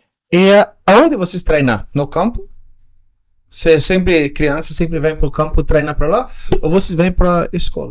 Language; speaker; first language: Portuguese; non-native, learner; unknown